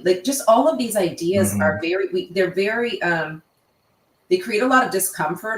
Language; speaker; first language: English; native; English